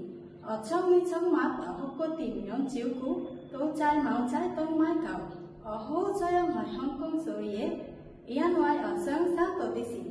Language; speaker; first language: Cantonese; non-native, learner; Bangla